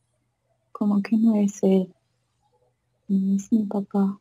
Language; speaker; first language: Spanish; non-native, fluent; Italian